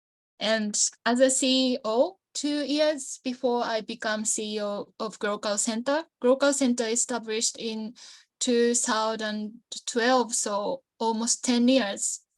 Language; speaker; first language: English; non-native, learner; Japanese